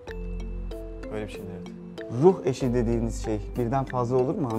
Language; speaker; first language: Turkish; native; Turkish